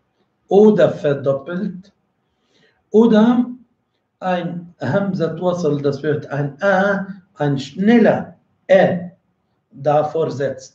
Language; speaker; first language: German; non-native, fluent; Arabic